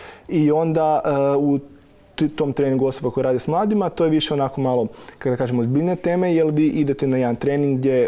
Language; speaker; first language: Croatian; native; Croatian